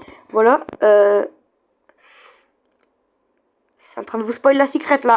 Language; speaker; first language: French; native; French